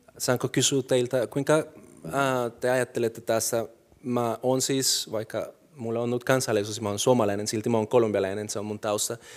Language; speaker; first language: Finnish; non-native, fluent; Spanish